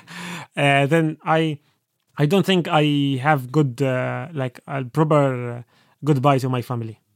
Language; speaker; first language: English; non-native, fluent; Arabic